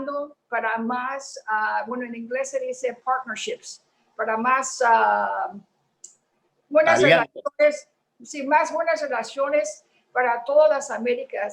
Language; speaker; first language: Spanish; early bilingual, heritage; Spanish